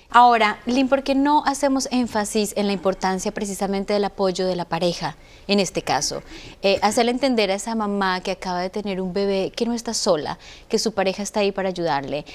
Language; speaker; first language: Spanish; native; Spanish